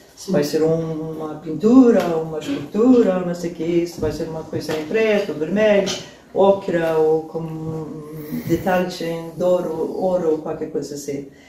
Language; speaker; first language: Portuguese; non-native, learner; Swedish